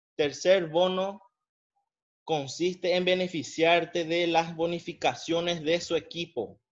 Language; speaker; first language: Spanish; native; Spanish